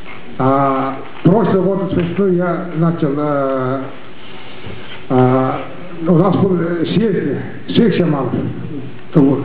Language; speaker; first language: Polish; non-native, learner; Tuvinian